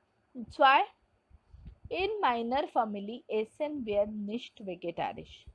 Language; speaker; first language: German; non-native, fluent; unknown